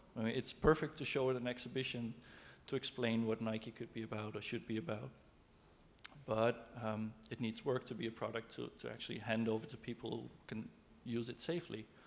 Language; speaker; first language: English; non-native, fluent; Dutch